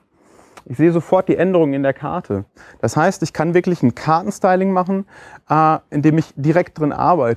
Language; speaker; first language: German; native; German